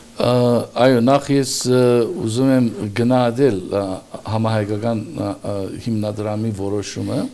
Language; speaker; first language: Armenian; early bilingual, heritage; Armenian